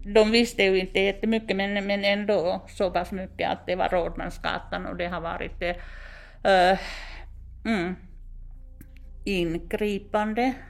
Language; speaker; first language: Swedish; non-native, fluent; Finnish